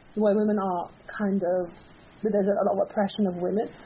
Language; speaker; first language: English; early bilingual, other home language; Persian